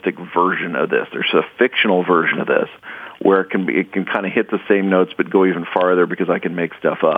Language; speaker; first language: English; native; English